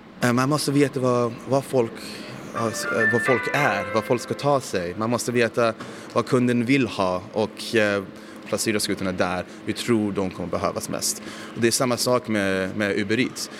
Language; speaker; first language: Swedish; non-native, fluent; English